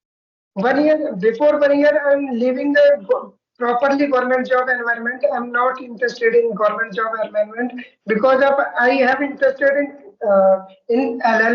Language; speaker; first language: English; non-native, learner; Hindi